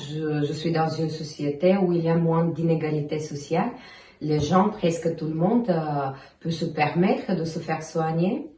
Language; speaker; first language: French; non-native, fluent; Bulgarian